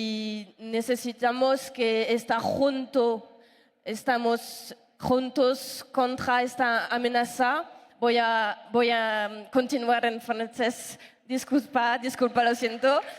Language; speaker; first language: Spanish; non-native, fluent; French